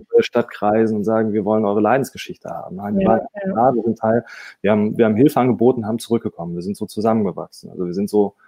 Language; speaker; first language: German; native; German